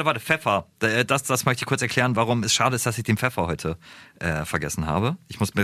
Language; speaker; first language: German; native; German